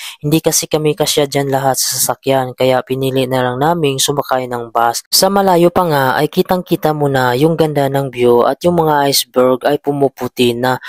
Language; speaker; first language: Filipino; native; Filipino